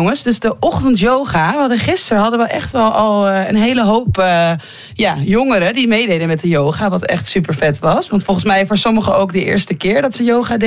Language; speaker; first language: Dutch; native; Dutch